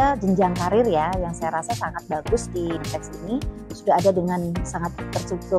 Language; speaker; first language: Indonesian; native; Indonesian